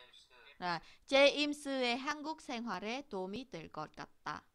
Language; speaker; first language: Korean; non-native, learner; Vietnamese